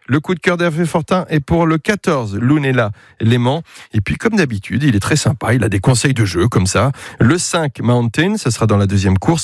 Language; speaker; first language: French; native; French